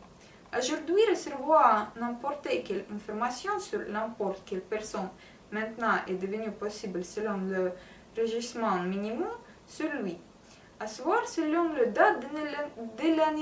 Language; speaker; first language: French; non-native, learner; Russian